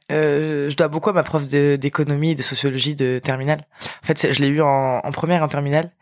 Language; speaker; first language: French; early bilingual, other home language; Arabic